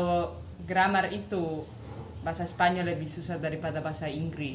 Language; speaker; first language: Indonesian; non-native, fluent; Spanish